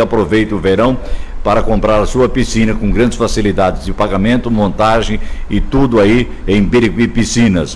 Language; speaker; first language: Portuguese; native; Portuguese